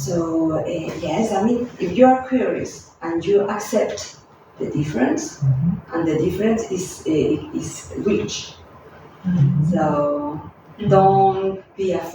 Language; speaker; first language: English; non-native, fluent; Spanish